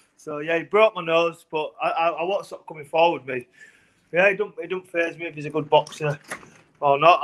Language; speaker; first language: English; native; English